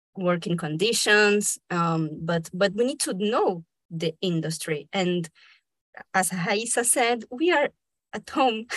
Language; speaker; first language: English; non-native, fluent; Spanish